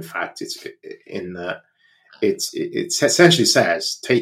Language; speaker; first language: English; non-native, local second language; Yoruba